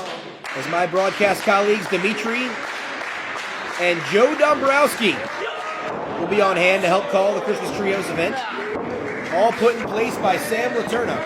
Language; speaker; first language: English; native; English